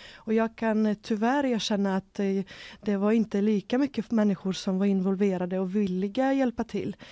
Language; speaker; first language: Swedish; early bilingual, other home language; Ukrainian